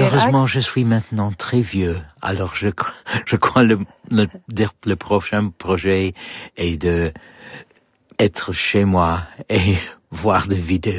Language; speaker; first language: French; non-native, learner; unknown